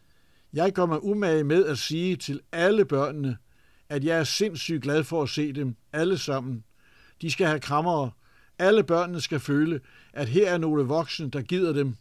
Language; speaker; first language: Danish; native; Danish